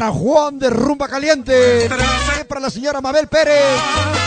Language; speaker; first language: Spanish; native; Spanish